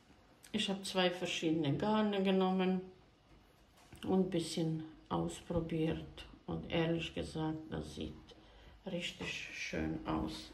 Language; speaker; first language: German; non-native, fluent; Croatian